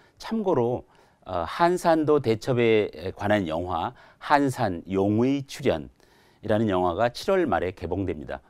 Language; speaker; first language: Korean; native; Korean